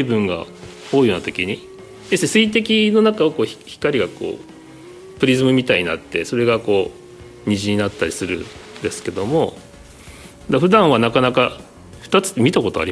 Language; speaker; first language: Japanese; native; Japanese